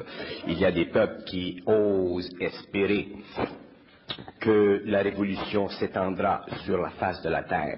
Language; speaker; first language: French; native; French